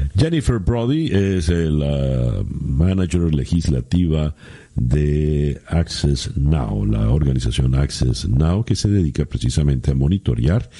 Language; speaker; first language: Spanish; native; Spanish